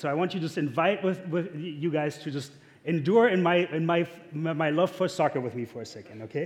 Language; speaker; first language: English; non-native, fluent; German